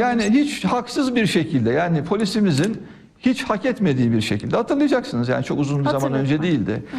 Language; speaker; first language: Turkish; native; Turkish